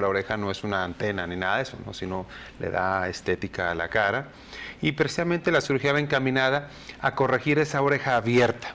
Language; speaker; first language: Spanish; native; Spanish